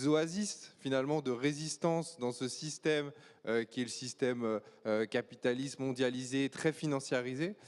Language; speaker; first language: French; native; French